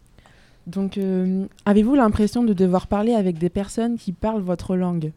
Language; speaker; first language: French; native; French